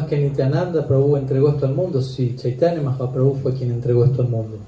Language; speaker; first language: Spanish; native; Spanish